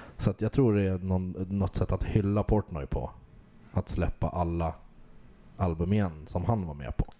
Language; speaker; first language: Swedish; native; Swedish